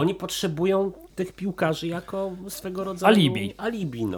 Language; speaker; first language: Polish; native; Polish